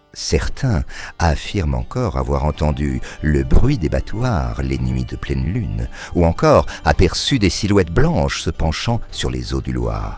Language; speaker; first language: French; native; French